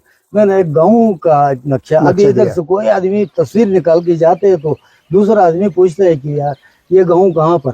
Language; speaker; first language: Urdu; non-native, local second language; Shina